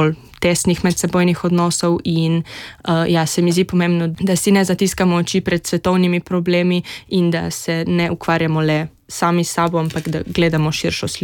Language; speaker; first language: Slovenian; native; Slovenian